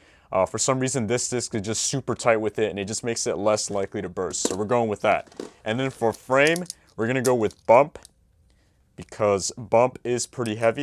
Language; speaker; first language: English; native; English